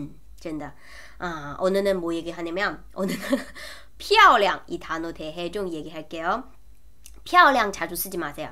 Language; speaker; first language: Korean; non-native, fluent; Chinese